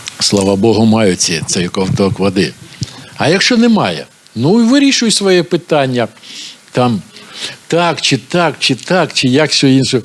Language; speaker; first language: Ukrainian; non-native, local second language; Russian